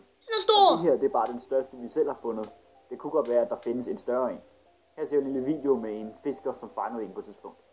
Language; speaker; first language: Danish; native; Danish